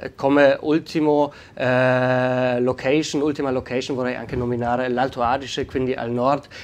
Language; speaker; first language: Italian; non-native, fluent; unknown